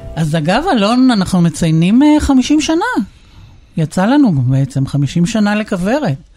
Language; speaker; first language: Hebrew; native; Hebrew